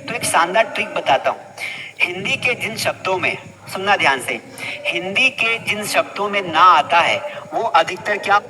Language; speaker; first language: Hindi; native; Hindi